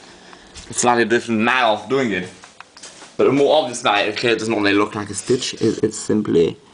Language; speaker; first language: English; non-native, fluent; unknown